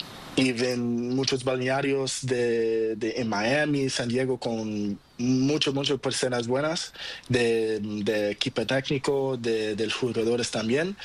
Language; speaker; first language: Spanish; non-native, learner; Portuguese